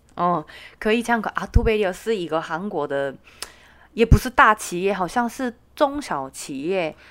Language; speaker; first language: Chinese; non-native, fluent; Korean